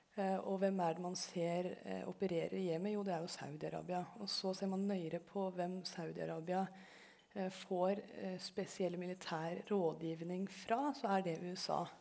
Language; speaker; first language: Norwegian; early bilingual, other home language; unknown